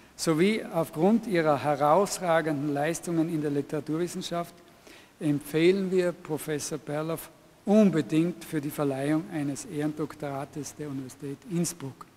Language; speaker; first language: German; native; German